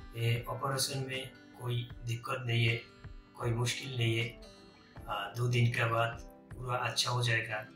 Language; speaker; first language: Hindi; non-native, learner; Bangla